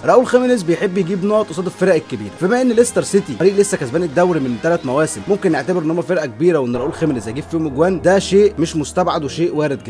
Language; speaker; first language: Arabic; native; Arabic